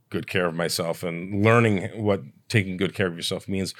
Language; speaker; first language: English; early bilingual, other home language; Italian